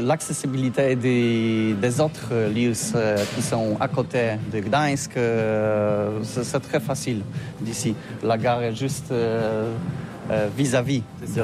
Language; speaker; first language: French; non-native, fluent; Polish